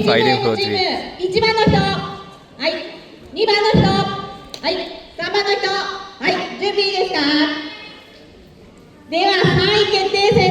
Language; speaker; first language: Japanese; native; Japanese